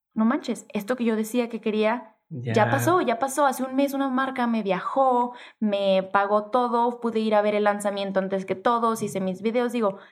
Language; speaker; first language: Spanish; native; Spanish